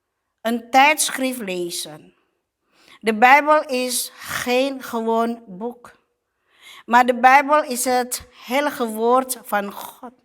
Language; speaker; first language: Dutch; non-native, fluent; Indonesian